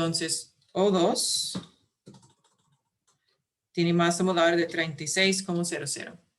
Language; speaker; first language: Spanish; early bilingual, heritage; English